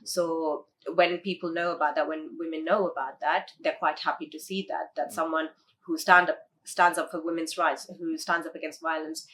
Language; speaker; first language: English; early bilingual, other home language; Tamil